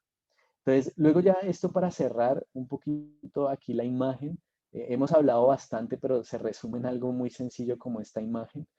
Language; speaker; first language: Spanish; native; Spanish